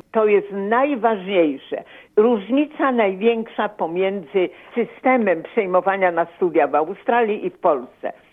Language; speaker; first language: Polish; native; Polish